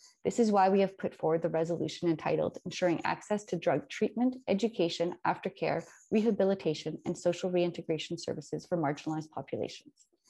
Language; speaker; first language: English; native; English